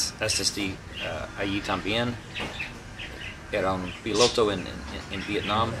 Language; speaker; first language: Spanish; non-native, learner; English